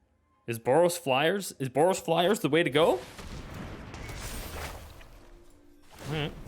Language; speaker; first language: English; native; English